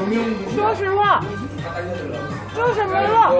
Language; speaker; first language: Chinese; non-native, learner; Korean